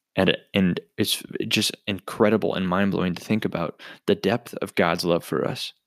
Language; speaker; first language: English; native; English